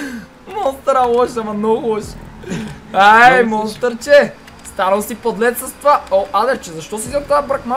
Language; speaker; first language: Bulgarian; native; Bulgarian